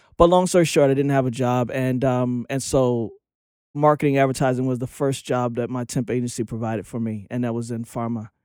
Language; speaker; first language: English; native; English